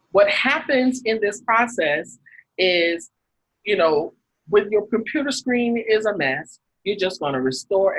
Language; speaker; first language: English; native; English